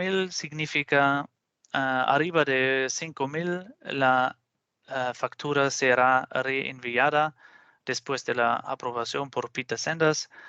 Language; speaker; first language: Spanish; non-native, fluent; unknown